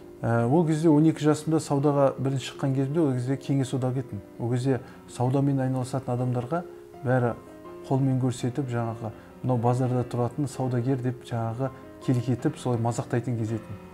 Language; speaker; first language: Kazakh; native; Kazakh